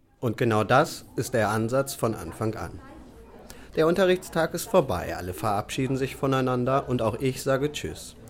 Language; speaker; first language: German; native; German